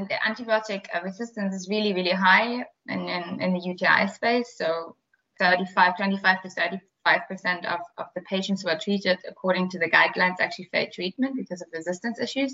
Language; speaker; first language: English; non-native, fluent; German